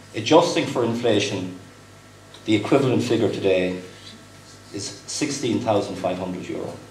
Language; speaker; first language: English; native; English